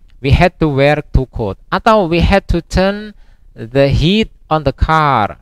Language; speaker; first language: English; non-native, fluent; Indonesian